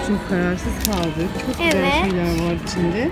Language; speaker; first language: Turkish; native; Turkish